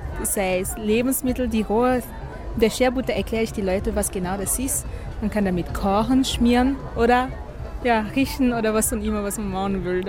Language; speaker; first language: German; non-native, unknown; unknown